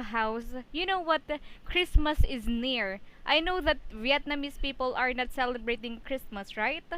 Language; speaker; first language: English; non-native, fluent; Filipino